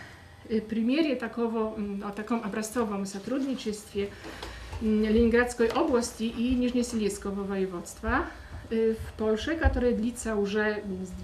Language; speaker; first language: Russian; non-native, fluent; Polish